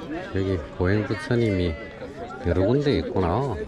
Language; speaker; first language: Korean; native; Korean